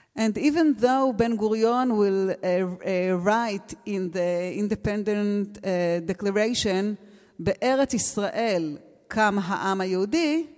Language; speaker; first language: English; non-native, fluent; Hebrew